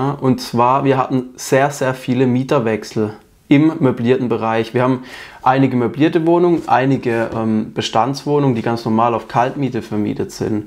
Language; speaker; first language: German; native; German